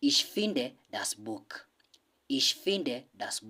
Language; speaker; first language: German; non-native, learner; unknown